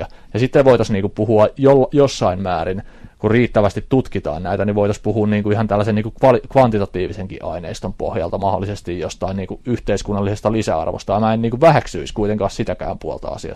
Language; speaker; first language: Finnish; native; Finnish